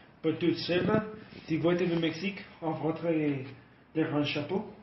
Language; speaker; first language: French; non-native, learner; Spanish